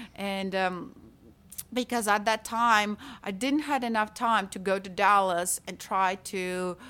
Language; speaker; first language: English; non-native, fluent; Latvian